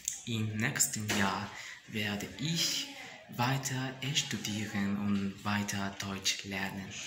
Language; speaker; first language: German; non-native, learner; Spanish